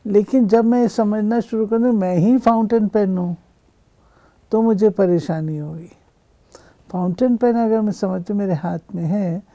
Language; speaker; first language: Hindi; native; Hindi